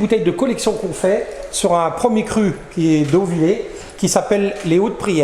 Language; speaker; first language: French; native; French